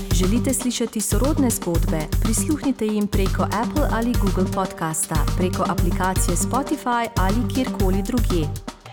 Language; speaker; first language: Slovenian; early bilingual, heritage; Slovenian